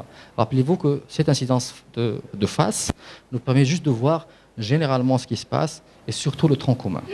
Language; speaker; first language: French; non-native, local second language; Arabic